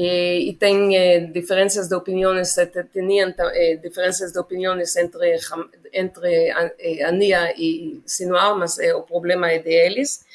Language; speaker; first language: Portuguese; non-native, fluent; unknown